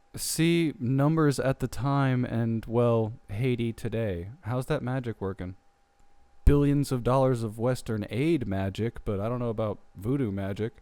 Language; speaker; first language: English; native; English